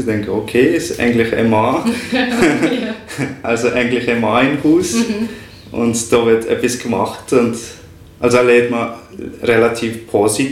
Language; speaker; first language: German; non-native, fluent; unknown